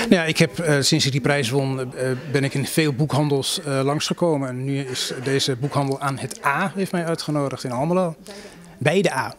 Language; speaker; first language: Dutch; native; Dutch